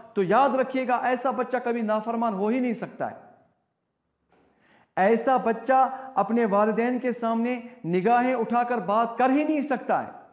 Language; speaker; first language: Hindi; non-native, local second language; Kashmiri